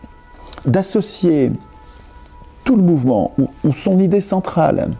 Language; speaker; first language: French; native; French